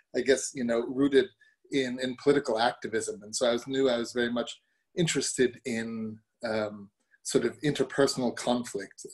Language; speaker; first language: English; early bilingual, other home language; German